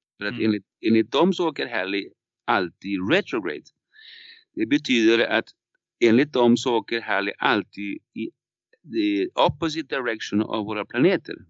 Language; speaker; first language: Swedish; non-native, fluent; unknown